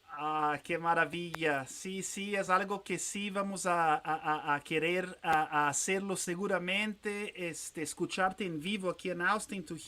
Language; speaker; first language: Spanish; non-native, fluent; Portuguese